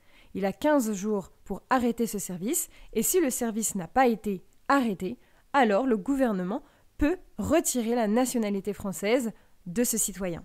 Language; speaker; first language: French; native; French